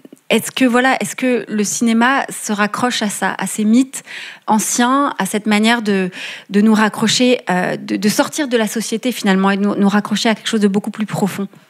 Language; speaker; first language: French; native; French